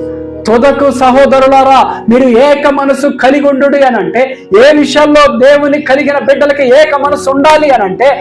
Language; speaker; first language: Telugu; native; Telugu